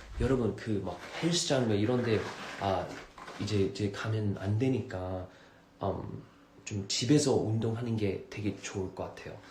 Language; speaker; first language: Korean; non-native, fluent; English